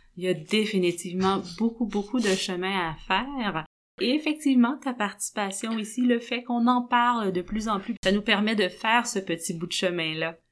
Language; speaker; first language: French; native; French